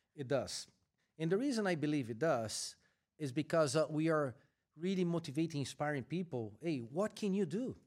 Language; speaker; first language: English; non-native, fluent; Portuguese